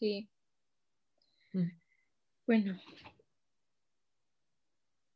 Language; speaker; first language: Spanish; non-native, fluent; English